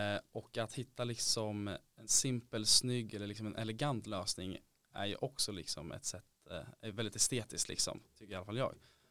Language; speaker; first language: Swedish; native; Swedish